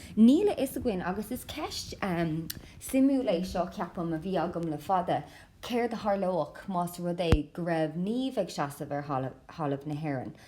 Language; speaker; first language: Irish; non-native, local second language; English